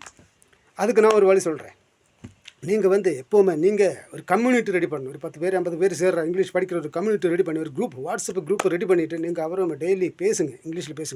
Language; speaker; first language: Tamil; non-native, local second language; Malayalam